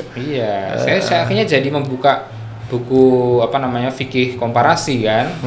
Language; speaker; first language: Indonesian; native; Indonesian